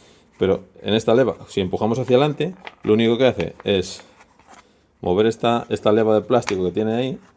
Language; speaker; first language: Spanish; native; Spanish